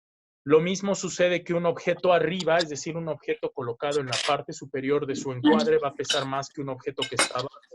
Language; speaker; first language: Spanish; native; Spanish